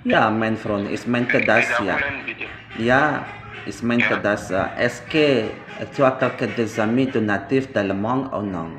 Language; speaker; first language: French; non-native, learner; Indonesian